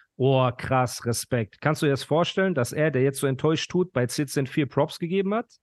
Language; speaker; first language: German; early bilingual, other home language; Persian